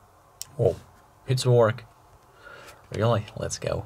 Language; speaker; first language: English; non-native, learner; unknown